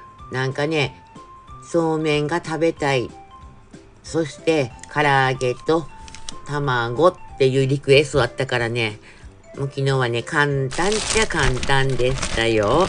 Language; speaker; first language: Japanese; native; Japanese